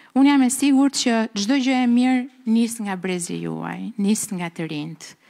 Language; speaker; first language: Albanian; native; Albanian